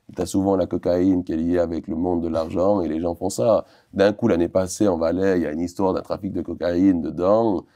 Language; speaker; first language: French; native; French